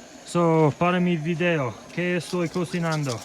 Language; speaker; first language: Spanish; non-native, learner; English